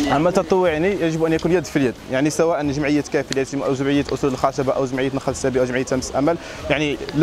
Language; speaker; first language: Arabic; native; Arabic